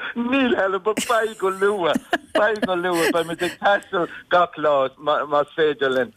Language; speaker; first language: Irish; native; Irish